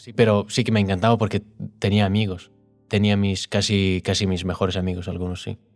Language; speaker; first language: Spanish; non-native, fluent; Persian